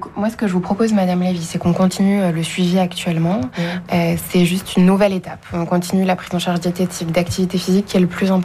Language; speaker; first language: French; native; French